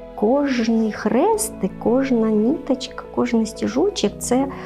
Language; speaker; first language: Ukrainian; native; Ukrainian